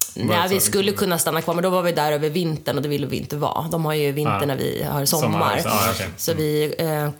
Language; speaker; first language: Swedish; native; Swedish